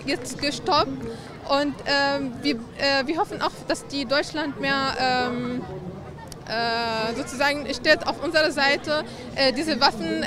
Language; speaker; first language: German; non-native, learner; Arabic